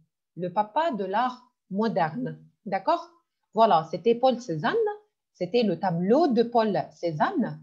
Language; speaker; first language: French; non-native, fluent; Arabic